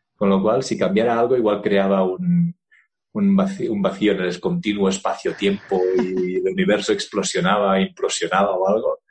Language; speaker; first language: Spanish; native; Spanish